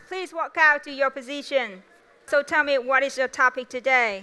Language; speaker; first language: English; non-native, fluent; Vietnamese